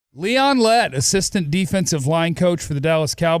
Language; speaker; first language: English; native; English